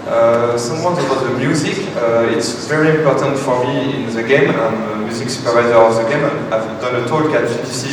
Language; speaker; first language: English; non-native, fluent; French